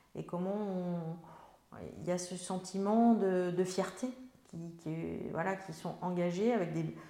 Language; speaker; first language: French; native; French